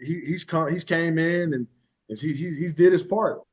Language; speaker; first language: English; native; English